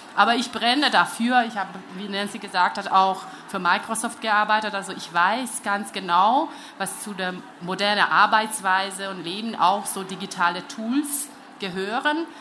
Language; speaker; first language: German; non-native, fluent; Hungarian